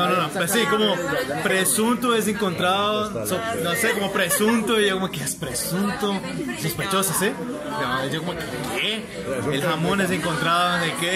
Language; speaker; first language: Portuguese; native; Portuguese